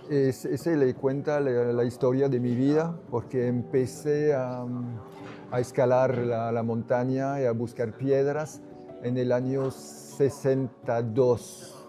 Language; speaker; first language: Spanish; non-native, fluent; French